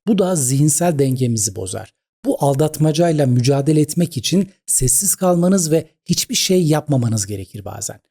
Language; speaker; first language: Turkish; native; Turkish